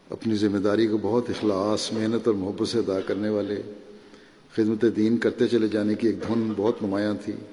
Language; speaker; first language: Urdu; native; Urdu